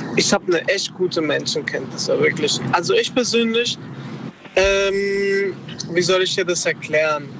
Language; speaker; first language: German; early bilingual, other home language; Spanish